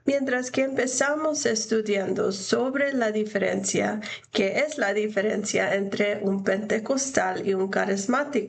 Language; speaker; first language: Spanish; non-native, fluent; English